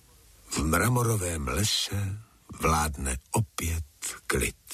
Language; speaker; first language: Czech; native; Czech